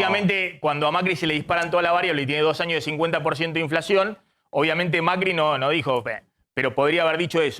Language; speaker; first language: Spanish; native; Spanish